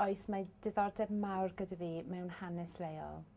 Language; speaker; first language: Welsh; non-native, local second language; English